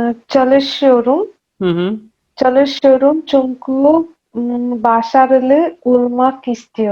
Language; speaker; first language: Turkish; non-native, learner; Urdu